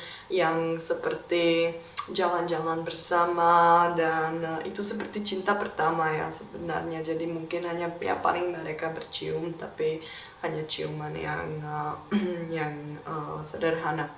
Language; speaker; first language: Indonesian; non-native, fluent; Czech